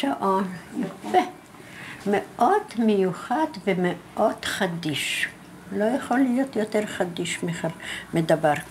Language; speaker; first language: Hebrew; non-native, fluent; Polish